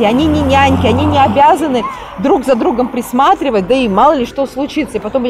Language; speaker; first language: Russian; native; Russian